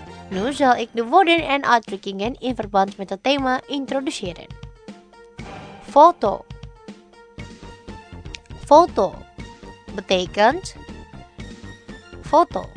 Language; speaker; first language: Dutch; non-native, fluent; Indonesian